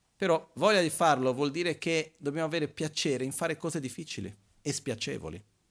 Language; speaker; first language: Italian; non-native, fluent; Portuguese